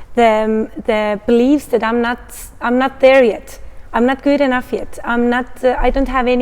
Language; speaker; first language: English; non-native, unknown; Estonian